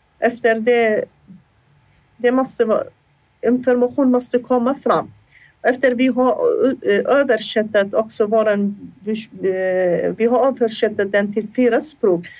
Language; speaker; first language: Swedish; non-native, fluent; Assyrian Neo-Aramaic